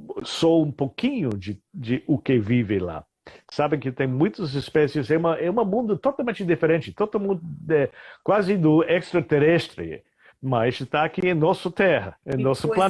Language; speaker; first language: Portuguese; non-native, fluent; English